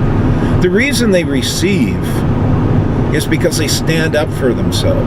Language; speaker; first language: English; native; English